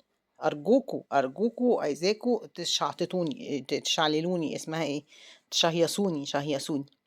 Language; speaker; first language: Arabic; native; Arabic